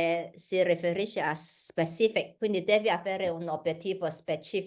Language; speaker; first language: Italian; non-native, learner; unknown